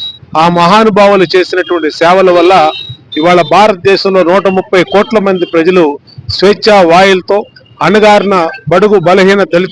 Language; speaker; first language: Telugu; native; Telugu